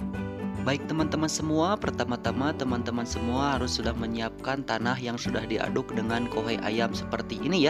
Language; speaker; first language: Indonesian; native; Indonesian